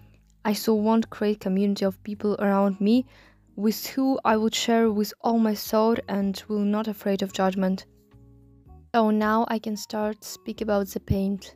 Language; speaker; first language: English; non-native, learner; Russian